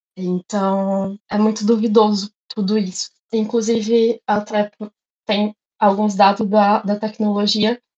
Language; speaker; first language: Portuguese; native; Portuguese